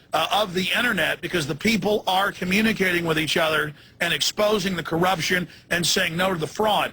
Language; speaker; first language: English; native; English